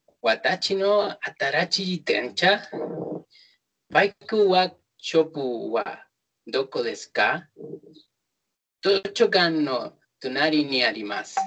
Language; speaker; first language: Japanese; non-native, learner; Spanish